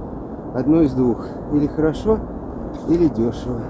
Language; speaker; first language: Russian; native; Russian